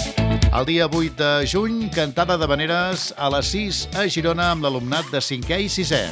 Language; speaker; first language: Catalan; native; Catalan